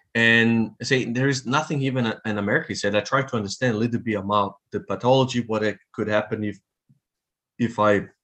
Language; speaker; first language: English; non-native, fluent; Italian